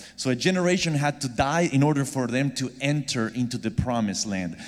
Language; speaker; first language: English; non-native, fluent; Spanish